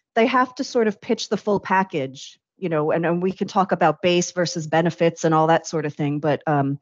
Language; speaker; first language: English; native; English